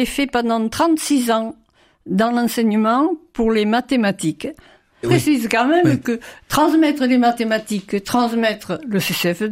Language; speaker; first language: French; native; French